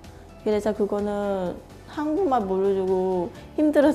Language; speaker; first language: Korean; non-native, fluent; English